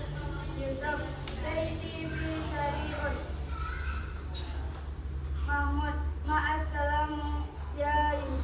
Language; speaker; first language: Arabic; non-native, learner; Indonesian